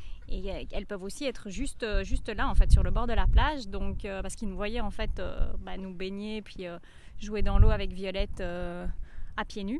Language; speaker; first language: French; native; French